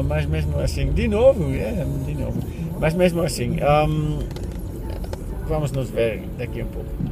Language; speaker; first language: Portuguese; non-native, learner; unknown